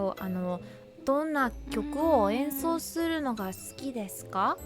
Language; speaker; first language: Japanese; non-native, learner; English